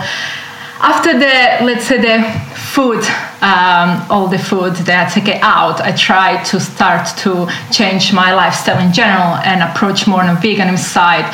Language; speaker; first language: English; non-native, fluent; Italian